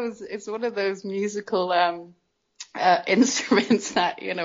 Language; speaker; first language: English; native; English